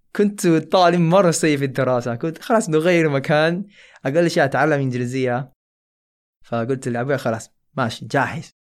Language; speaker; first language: Arabic; non-native, fluent; Chinese